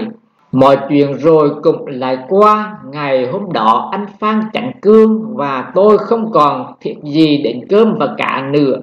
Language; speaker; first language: Vietnamese; native; Vietnamese